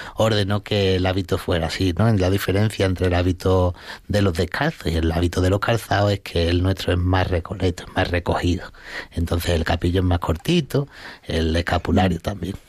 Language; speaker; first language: Spanish; native; Spanish